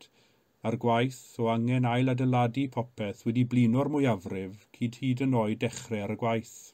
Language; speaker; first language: Welsh; native; Welsh